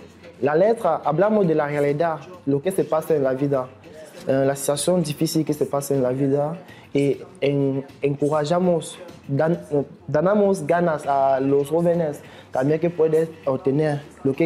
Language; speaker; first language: Spanish; non-native, learner; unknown